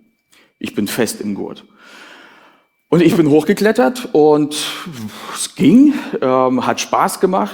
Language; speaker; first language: German; native; German